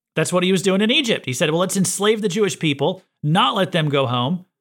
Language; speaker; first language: English; native; English